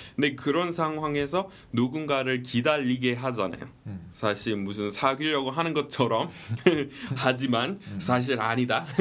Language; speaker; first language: Korean; non-native, fluent; English